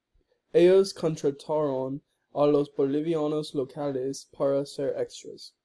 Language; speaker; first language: Spanish; non-native, learner; English